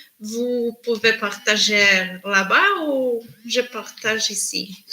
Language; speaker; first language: French; non-native, learner; Spanish